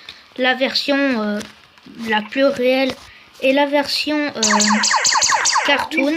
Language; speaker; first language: French; native; French